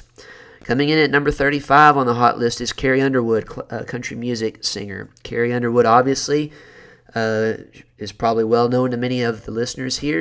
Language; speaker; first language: English; native; English